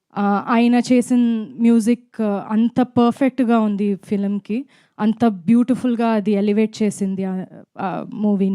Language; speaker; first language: Telugu; non-native, fluent; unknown